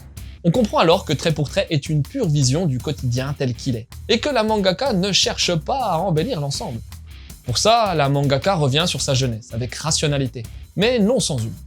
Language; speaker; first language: French; native; French